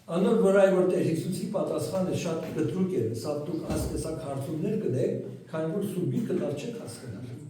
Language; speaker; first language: Armenian; early bilingual, heritage; Armenian